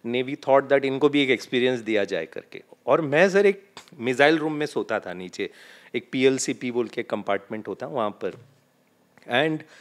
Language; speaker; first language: Hindi; non-native, local second language; Malayalam